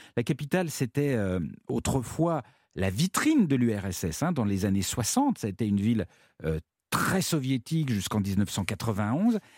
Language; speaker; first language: French; native; French